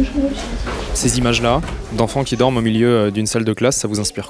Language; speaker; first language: French; native; French